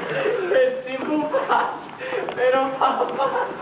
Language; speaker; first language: Spanish; non-native, local second language; Catalan